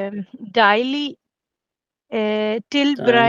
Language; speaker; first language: Danish; non-native, learner; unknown